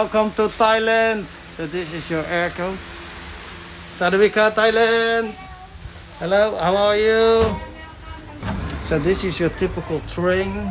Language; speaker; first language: English; non-native, learner; Dutch